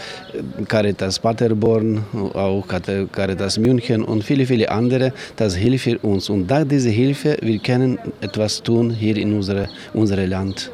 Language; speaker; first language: German; non-native, learner; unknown